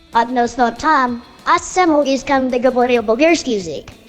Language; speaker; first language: Bulgarian; non-native, learner; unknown